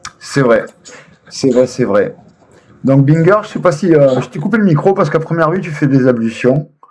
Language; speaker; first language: French; native; French